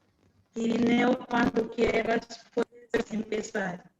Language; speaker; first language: Spanish; non-native, fluent; Portuguese